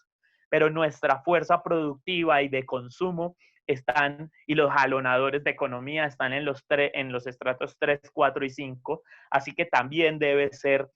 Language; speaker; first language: Spanish; native; Spanish